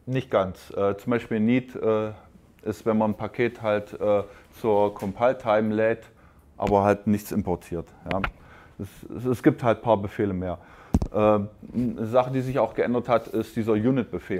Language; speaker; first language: German; native; German